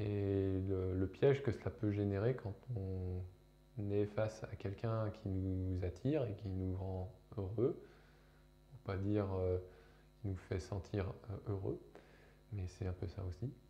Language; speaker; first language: French; native; French